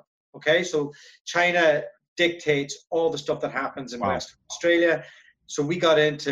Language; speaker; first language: English; native; English